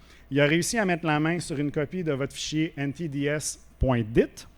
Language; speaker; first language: French; native; French